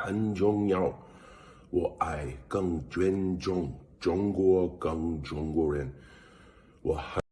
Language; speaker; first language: Chinese; non-native, learner; English